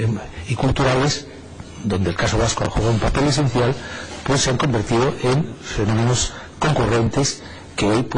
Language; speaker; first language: Spanish; native; Spanish